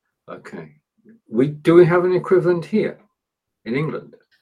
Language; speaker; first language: English; native; English